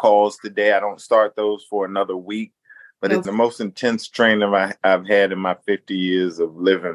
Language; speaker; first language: English; native; English